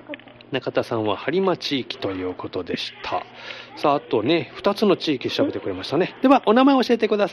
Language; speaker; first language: Japanese; native; Japanese